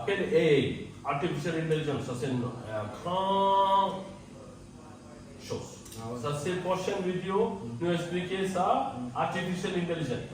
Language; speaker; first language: French; non-native, learner; Tamil